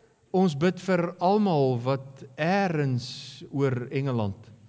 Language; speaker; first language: Afrikaans; native; Afrikaans